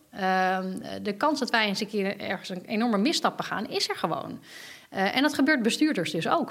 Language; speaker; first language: Dutch; native; Dutch